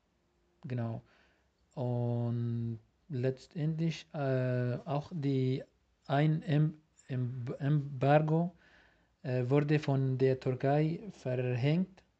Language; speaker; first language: German; non-native, learner; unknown